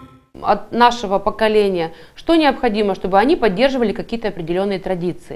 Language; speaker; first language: Russian; native; Russian